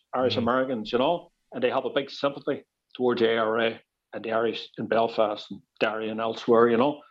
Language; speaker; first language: English; native; English